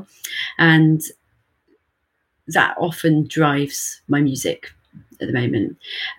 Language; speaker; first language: English; native; English